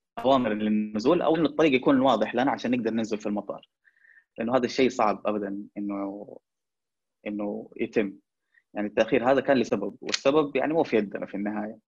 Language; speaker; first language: Arabic; native; Arabic